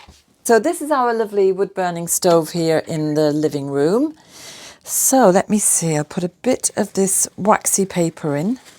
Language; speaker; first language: English; native; English